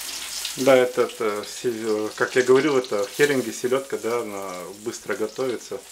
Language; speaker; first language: Russian; native; Russian